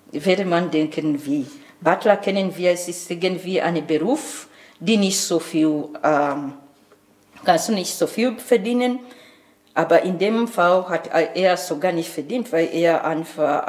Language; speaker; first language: German; non-native, learner; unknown